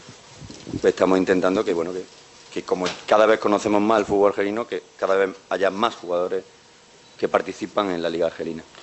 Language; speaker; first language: Spanish; native; Spanish